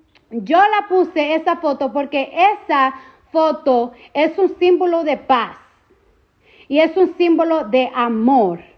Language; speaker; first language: Spanish; early bilingual, heritage; Spanish